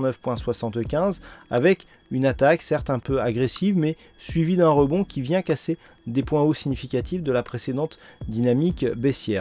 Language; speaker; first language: French; native; French